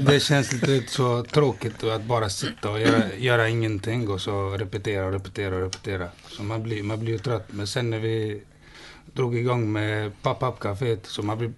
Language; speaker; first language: Swedish; non-native, fluent; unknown